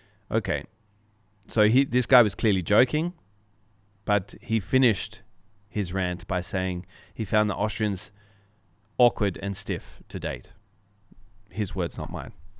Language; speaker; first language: English; native; English